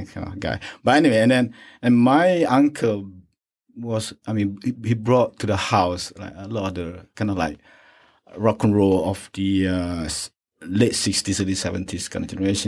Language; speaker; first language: English; non-native, local second language; Malay